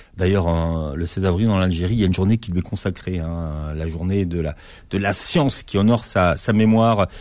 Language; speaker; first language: French; native; French